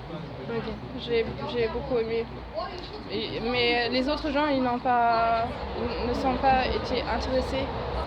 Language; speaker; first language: French; non-native, learner; German